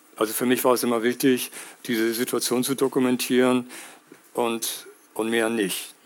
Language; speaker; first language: German; native; German